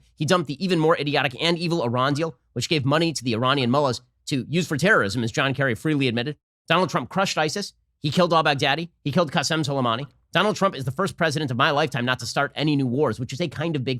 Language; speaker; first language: English; native; English